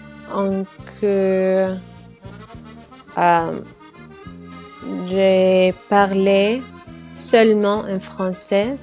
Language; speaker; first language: French; non-native, learner; Arabic